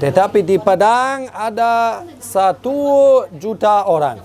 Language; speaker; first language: Indonesian; non-native, learner; German